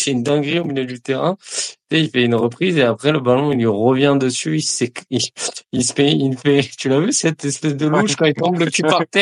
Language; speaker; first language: French; native; French